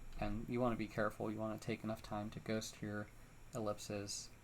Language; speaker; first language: English; native; English